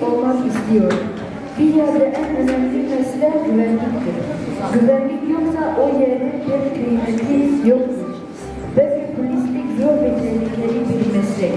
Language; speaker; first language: Turkish; non-native, learner; Kurdish